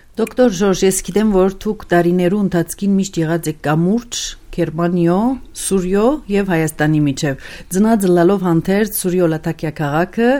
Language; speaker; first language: Armenian; early bilingual, heritage; Armenian